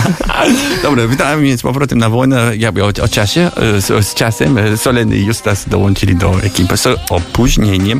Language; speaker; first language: Polish; non-native, learner; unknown